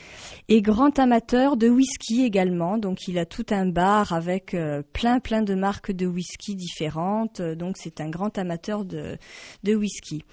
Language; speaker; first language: French; native; French